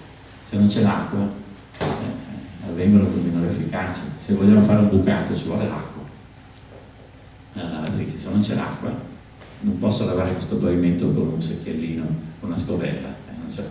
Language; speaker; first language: Italian; native; Italian